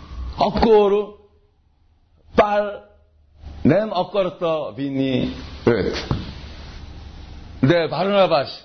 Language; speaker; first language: Hungarian; non-native, learner; Korean